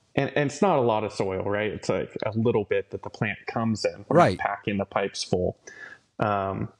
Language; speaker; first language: English; native; English